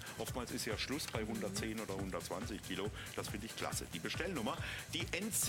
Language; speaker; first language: German; native; German